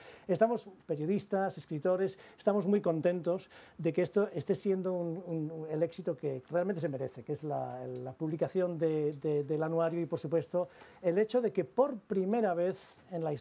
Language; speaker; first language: Spanish; native; Spanish